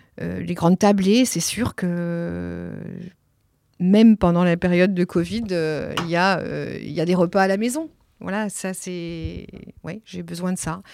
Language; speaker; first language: French; early bilingual, other home language; Italian